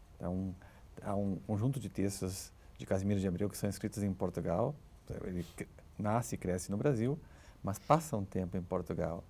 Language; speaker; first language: Portuguese; native; Portuguese